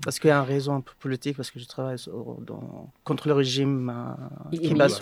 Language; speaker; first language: French; non-native, learner; Arabic